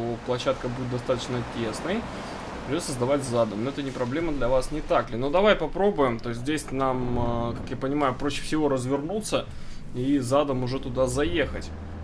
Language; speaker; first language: Russian; native; Russian